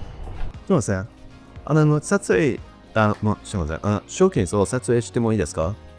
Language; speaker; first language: Japanese; non-native, learner; English